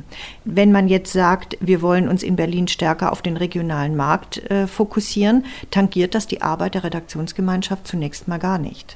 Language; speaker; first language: German; native; German